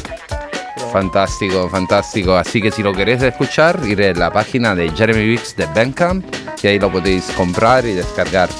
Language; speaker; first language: Spanish; non-native, fluent; Italian